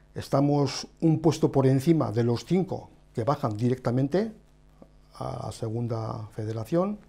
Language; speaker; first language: Spanish; native; Spanish